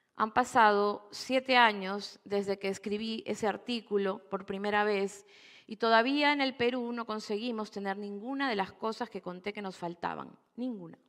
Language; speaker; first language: Spanish; native; Spanish